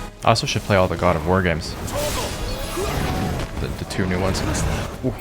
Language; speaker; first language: English; native; English